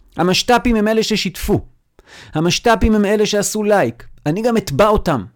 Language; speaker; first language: Hebrew; native; Hebrew